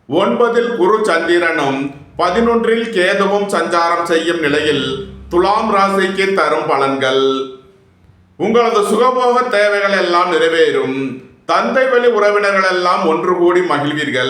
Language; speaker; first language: Tamil; native; Tamil